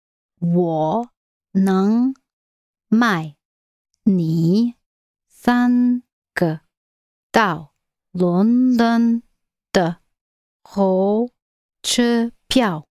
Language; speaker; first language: Chinese; non-native, learner; English